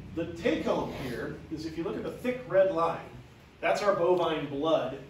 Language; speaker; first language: English; native; English